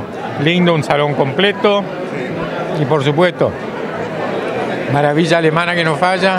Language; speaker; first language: Spanish; native; Spanish